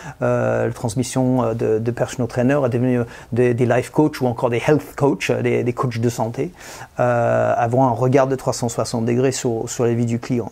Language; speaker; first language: French; non-native, fluent; English